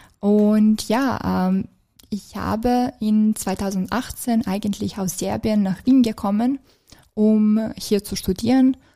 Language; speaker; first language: German; non-native, fluent; Serbian